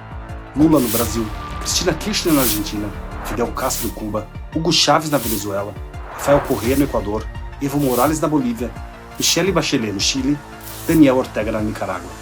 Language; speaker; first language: Portuguese; native; Portuguese